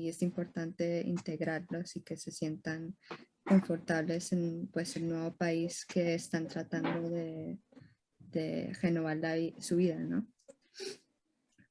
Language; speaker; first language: Spanish; early bilingual, heritage; Spanish